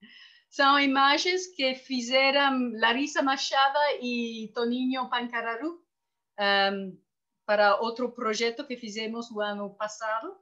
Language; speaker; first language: Portuguese; non-native, fluent; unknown